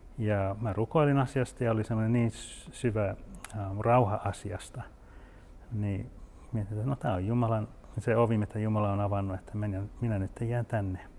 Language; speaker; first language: Finnish; early bilingual, heritage; Finnish